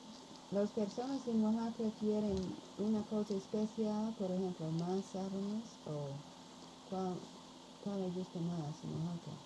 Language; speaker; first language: Spanish; non-native, learner; English